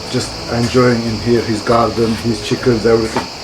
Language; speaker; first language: English; non-native, learner; Turkish